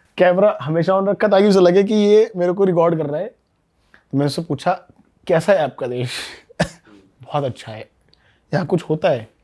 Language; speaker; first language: Hindi; native; Hindi